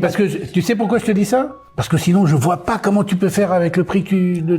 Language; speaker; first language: French; native; French